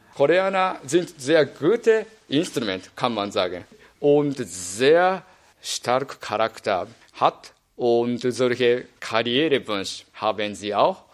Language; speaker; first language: German; non-native, fluent; Japanese